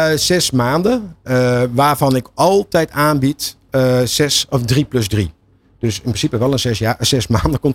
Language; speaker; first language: Dutch; native; Dutch